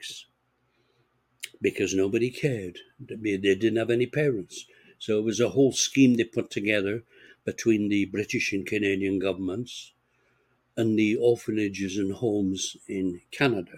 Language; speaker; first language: English; native; English